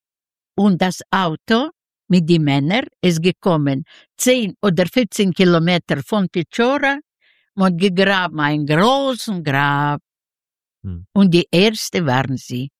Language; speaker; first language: German; non-native, learner; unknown